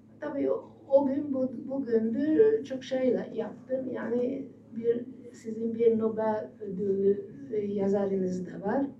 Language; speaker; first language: Turkish; non-native, fluent; Hungarian